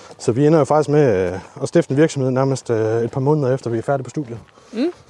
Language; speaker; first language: Danish; native; Danish